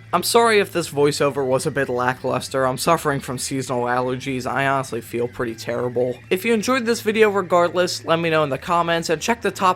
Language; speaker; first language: English; native; English